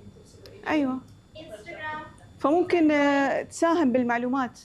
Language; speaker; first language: Arabic; native; Arabic